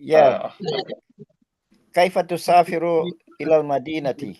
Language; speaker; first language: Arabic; non-native, learner; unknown